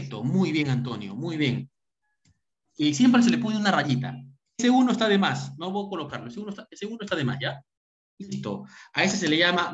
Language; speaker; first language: Spanish; native; Spanish